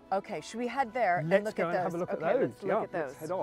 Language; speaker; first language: English; native; English